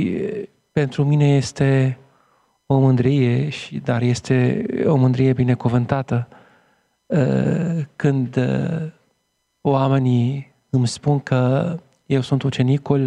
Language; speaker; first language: Romanian; non-native, fluent; Arabic